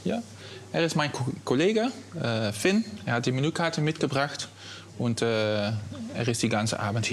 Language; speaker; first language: German; non-native, learner; Dutch